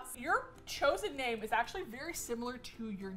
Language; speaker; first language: English; native; English